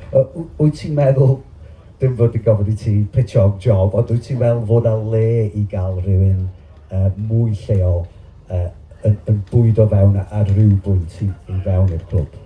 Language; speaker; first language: Welsh; native; Welsh